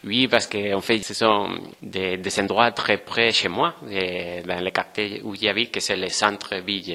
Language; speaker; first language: French; non-native, fluent; Spanish